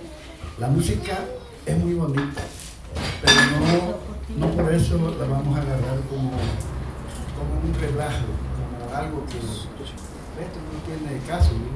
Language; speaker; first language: Spanish; native; Spanish